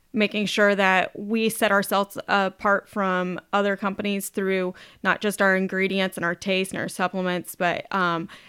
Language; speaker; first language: English; native; English